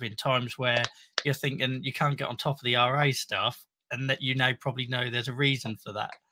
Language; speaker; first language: English; native; English